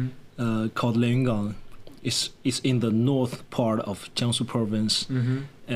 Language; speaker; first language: English; non-native, fluent; Chinese